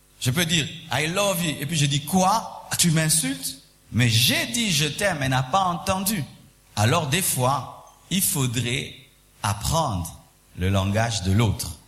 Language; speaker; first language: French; non-native, local second language; Swahili